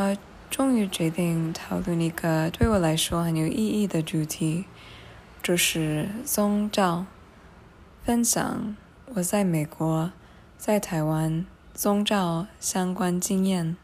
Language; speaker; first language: Chinese; non-native, fluent; English